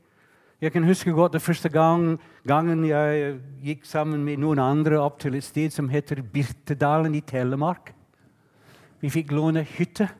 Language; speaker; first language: Norwegian; non-native, fluent; English